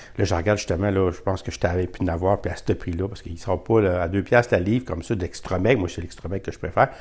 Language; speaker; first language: French; native; French